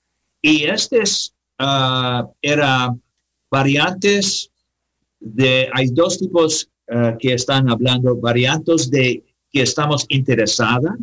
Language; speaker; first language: Spanish; non-native, learner; English